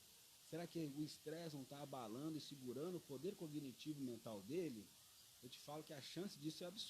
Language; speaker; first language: Portuguese; native; Portuguese